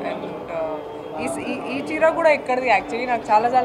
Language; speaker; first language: Telugu; non-native, fluent; Hindi